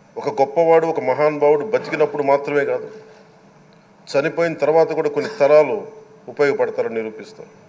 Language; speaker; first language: Telugu; native; Telugu